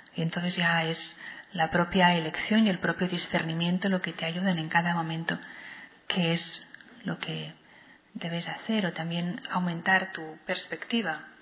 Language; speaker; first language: Spanish; non-native, local second language; Catalan